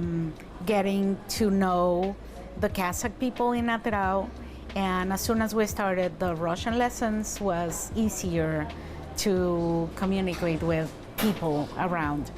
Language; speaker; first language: English; non-native, fluent; Spanish